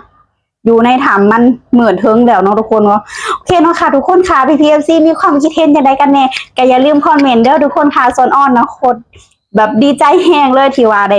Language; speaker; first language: Thai; non-native, local second language; Lao